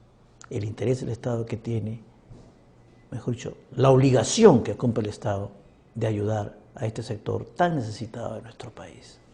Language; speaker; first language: Spanish; native; Spanish